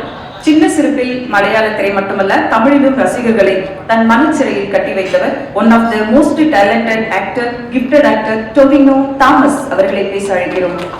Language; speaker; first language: Tamil; native; Tamil